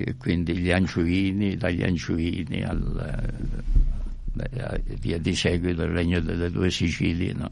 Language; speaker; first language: Italian; native; Italian